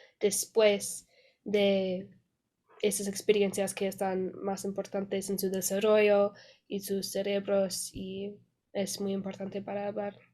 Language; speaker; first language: Spanish; non-native, learner; English